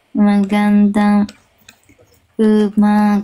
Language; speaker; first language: Filipino; non-native, learner; Japanese